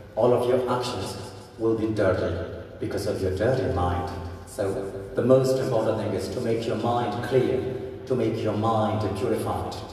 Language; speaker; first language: English; non-native, fluent; Burmese